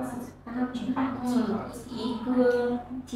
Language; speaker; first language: Chinese; non-native, learner; Vietnamese